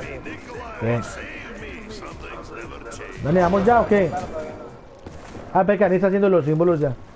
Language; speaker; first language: Spanish; native; Spanish